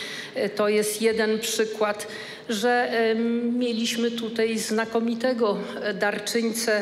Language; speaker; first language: Polish; native; Polish